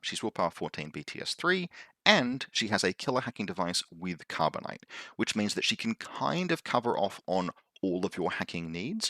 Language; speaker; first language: English; native; English